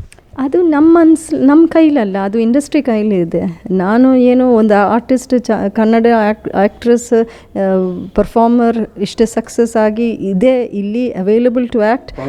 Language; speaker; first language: Kannada; non-native, learner; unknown